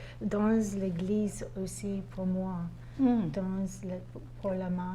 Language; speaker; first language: French; non-native, learner; English